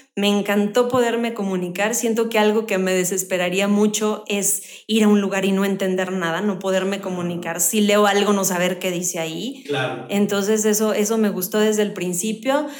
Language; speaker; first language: Spanish; native; Spanish